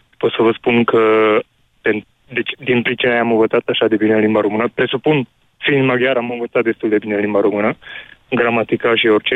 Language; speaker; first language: Romanian; non-native, local second language; Hungarian